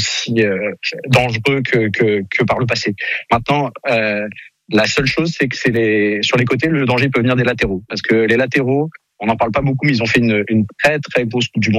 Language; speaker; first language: French; native; French